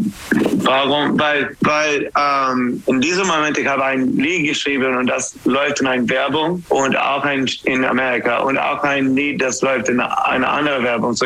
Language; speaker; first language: German; non-native, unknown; English